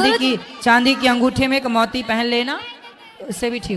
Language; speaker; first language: Hindi; native; Hindi